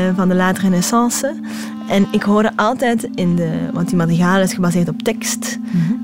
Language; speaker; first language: Dutch; native; Dutch